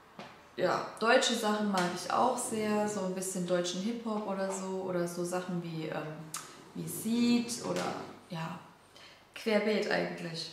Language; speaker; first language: German; native; German